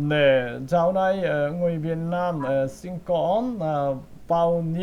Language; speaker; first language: Vietnamese; non-native, learner; Korean